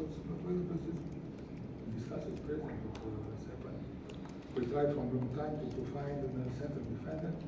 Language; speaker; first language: English; non-native, fluent; Romanian